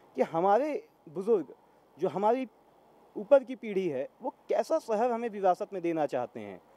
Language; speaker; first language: Hindi; native; Hindi